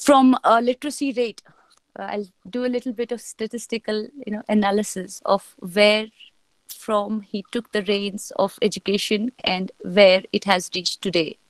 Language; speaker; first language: English; non-native, local second language; Kashmiri